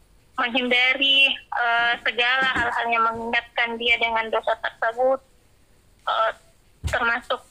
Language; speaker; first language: Indonesian; native; Indonesian